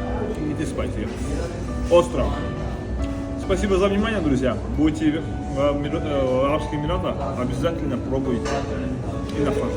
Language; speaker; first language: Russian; non-native, local second language; Kyrgyz